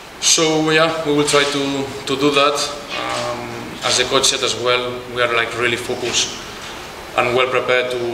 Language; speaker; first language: English; non-native, fluent; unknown